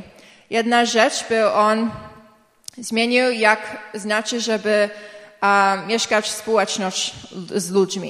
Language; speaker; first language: Polish; early bilingual, heritage; English